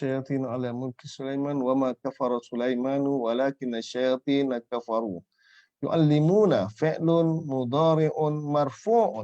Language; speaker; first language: Arabic; non-native, fluent; Malay